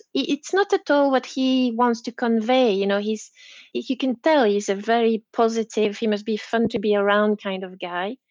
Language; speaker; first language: English; non-native, fluent; French